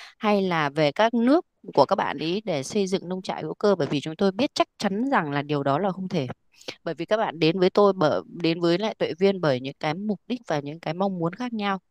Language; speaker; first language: Vietnamese; native; Vietnamese